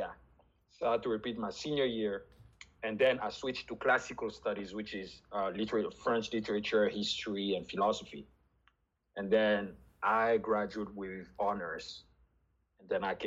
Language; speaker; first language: English; non-native, fluent; French